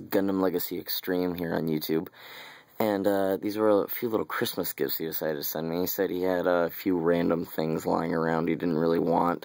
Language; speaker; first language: English; native; English